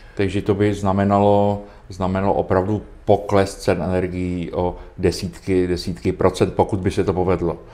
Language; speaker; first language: Czech; native; Czech